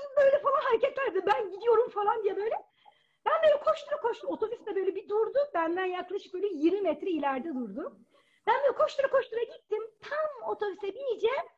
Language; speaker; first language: Turkish; native; Turkish